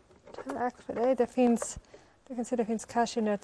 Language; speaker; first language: Swedish; non-native, fluent; English